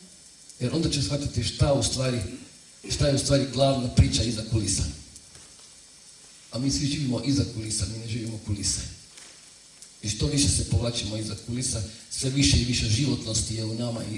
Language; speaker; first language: Croatian; native; Croatian